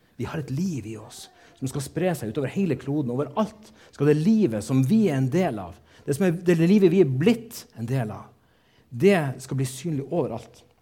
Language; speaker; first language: Norwegian; native; Norwegian